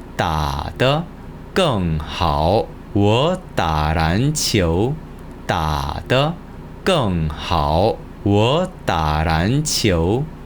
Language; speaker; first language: Chinese; non-native, fluent; Korean